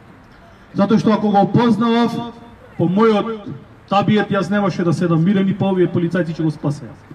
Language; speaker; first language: Macedonian; native; Macedonian